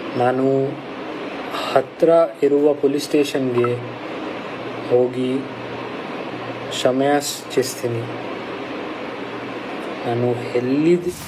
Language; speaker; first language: Kannada; non-native, local second language; Hindi